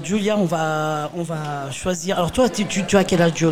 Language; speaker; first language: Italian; non-native, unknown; French